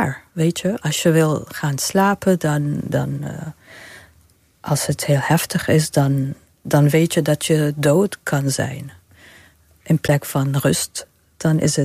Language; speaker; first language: Dutch; non-native, fluent; Arabic